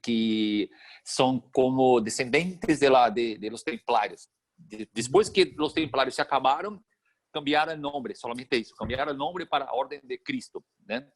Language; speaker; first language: Spanish; non-native, fluent; Portuguese